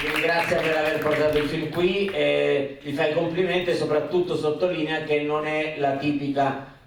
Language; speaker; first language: Italian; native; Italian